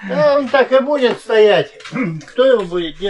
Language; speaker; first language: Russian; native; Russian